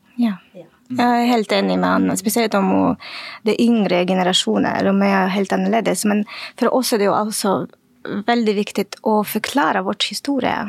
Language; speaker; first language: Norwegian; non-native, fluent; Russian